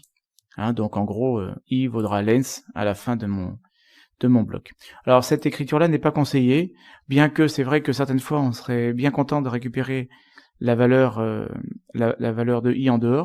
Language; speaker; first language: French; native; French